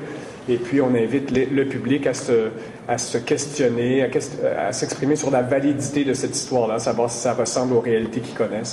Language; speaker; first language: French; native; French